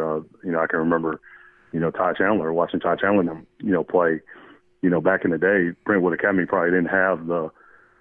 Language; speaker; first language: English; native; English